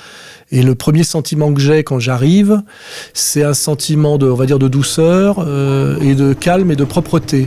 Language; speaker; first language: French; native; French